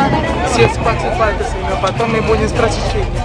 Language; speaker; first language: Russian; non-native, learner; Spanish